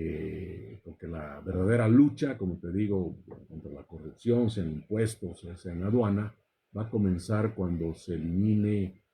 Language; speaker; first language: Spanish; native; Spanish